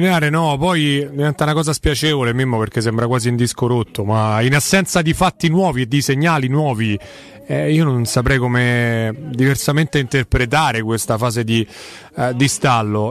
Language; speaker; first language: Italian; native; Italian